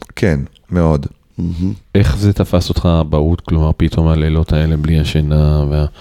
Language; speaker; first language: Hebrew; native; Hebrew